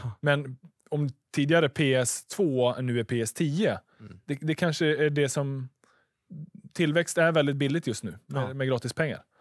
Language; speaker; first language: Swedish; native; Swedish